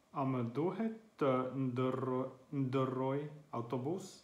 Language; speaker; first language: Albanian; non-native, learner; Finnish